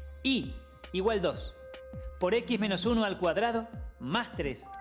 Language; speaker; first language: Spanish; native; Spanish